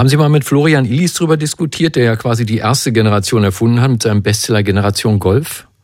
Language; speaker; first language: German; native; German